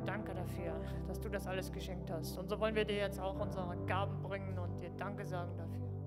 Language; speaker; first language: German; native; German